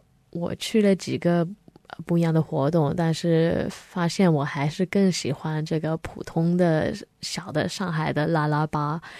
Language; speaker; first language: Chinese; early bilingual, heritage; Chinese